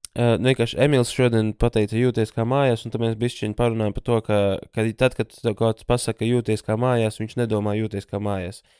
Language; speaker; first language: Latvian; native; Latvian